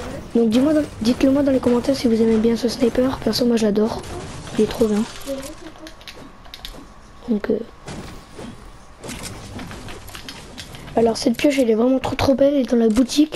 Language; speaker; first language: French; native; French